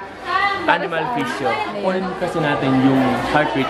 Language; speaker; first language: Filipino; non-native, local second language; Bikol